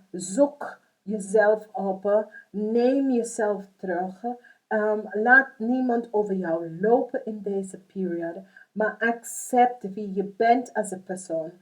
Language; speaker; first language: Dutch; non-native, fluent; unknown